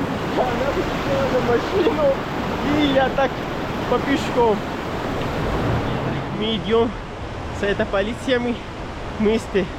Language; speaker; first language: Russian; non-native, learner; Pashto